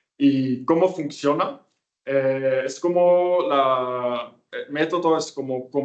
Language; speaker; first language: Spanish; non-native, fluent; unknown